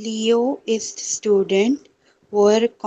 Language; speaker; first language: German; non-native, learner; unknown